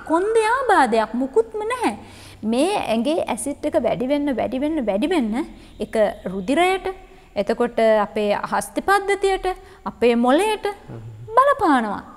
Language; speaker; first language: Sinhala; native; Sinhala